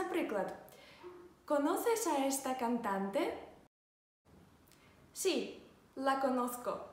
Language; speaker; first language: Spanish; non-native, fluent; Ukrainian